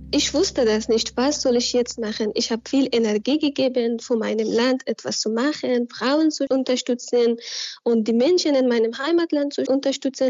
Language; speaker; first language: German; non-native, learner; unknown